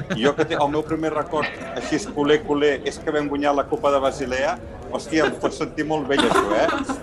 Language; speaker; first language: Catalan; native; Catalan